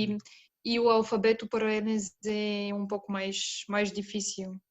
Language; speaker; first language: Portuguese; non-native, fluent; Bulgarian